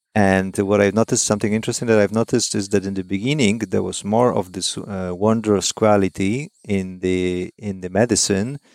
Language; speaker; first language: English; non-native, fluent; Polish